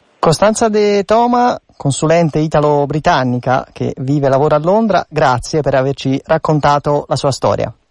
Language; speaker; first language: Italian; native; Italian